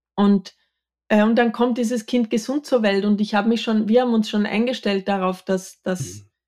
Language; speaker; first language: German; native; German